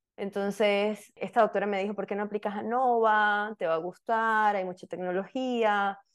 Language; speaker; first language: Spanish; native; Spanish